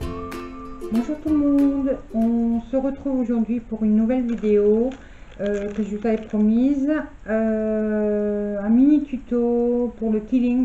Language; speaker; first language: French; native; French